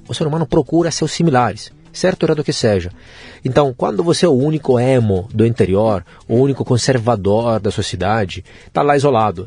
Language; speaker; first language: Portuguese; non-native, fluent; Italian